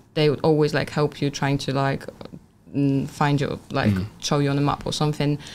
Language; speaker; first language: English; non-native, fluent; Polish